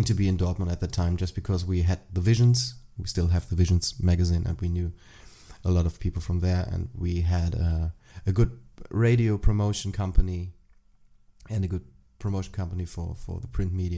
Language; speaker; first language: English; non-native, fluent; German